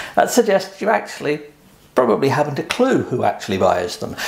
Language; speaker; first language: English; native; English